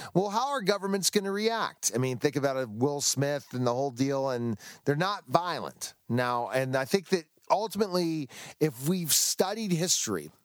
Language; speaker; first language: English; native; English